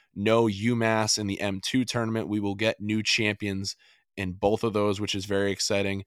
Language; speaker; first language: English; native; English